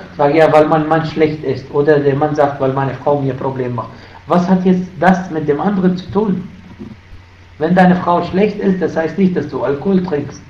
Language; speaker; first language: German; non-native, fluent; Arabic